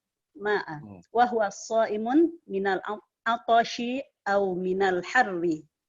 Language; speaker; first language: Arabic; non-native, learner; Indonesian